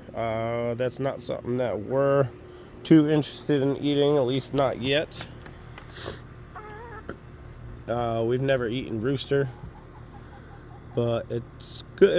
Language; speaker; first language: English; native; English